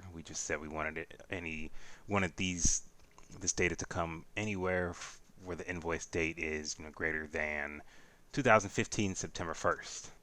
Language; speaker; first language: English; native; English